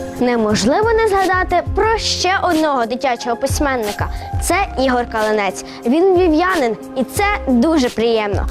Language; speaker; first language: Ukrainian; native; Ukrainian